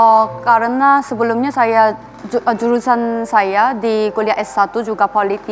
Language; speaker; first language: Indonesian; non-native, fluent; Korean